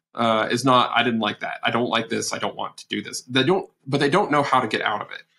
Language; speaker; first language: English; native; English